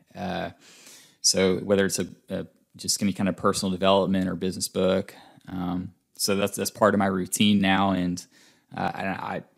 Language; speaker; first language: English; native; English